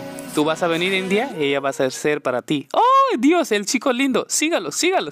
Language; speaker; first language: Spanish; non-native, learner; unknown